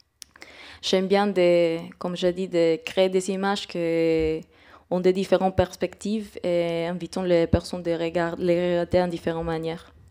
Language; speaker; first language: French; non-native, fluent; Spanish